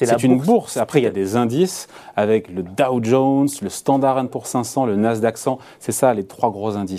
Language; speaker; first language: French; native; French